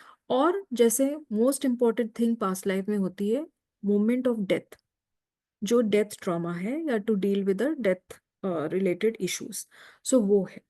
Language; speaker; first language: Hindi; native; Hindi